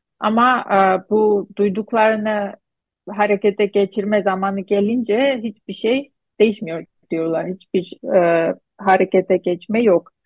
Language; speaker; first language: Turkish; non-native, fluent; Armenian